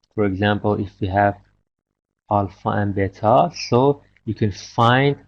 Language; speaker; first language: English; non-native, fluent; Persian